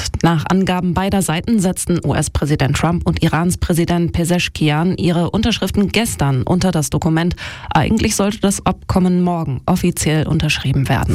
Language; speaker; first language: German; native; German